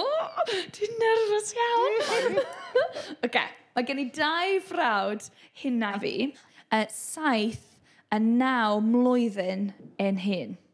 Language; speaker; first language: Welsh; non-native, learner; English